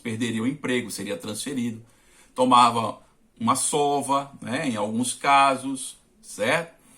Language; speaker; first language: Portuguese; native; Portuguese